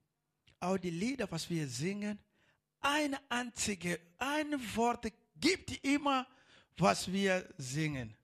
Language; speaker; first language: German; non-native, learner; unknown